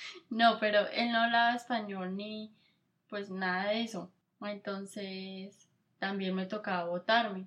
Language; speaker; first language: Spanish; native; Spanish